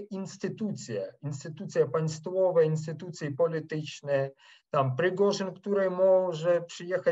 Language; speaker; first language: Polish; non-native, fluent; Ukrainian